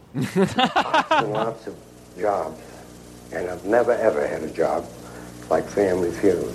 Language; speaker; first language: English; native; English